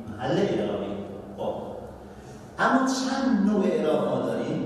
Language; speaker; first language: Persian; native; Persian